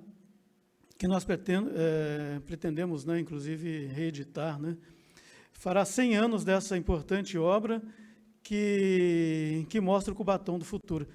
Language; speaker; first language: Portuguese; native; Portuguese